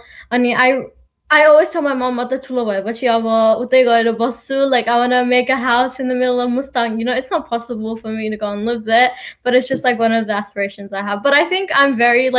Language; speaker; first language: English; early bilingual, other home language; Nepali